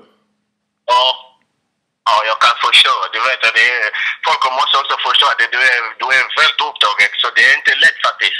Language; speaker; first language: Swedish; non-native, fluent; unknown